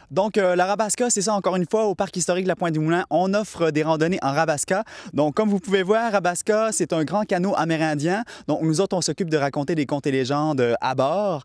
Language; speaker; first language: French; native; French